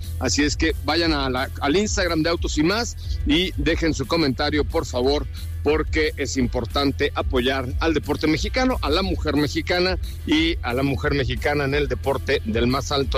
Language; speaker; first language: Spanish; native; Spanish